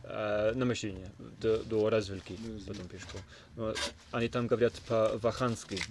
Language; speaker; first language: Russian; non-native, learner; English